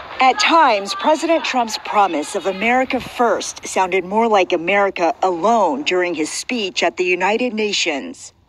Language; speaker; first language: English; native; English